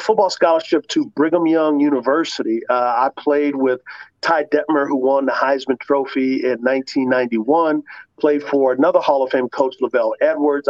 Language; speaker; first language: English; native; English